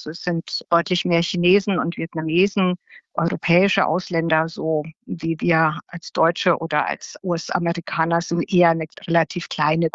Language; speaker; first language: German; native; German